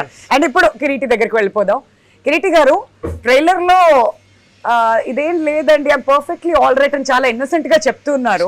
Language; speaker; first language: Telugu; native; Telugu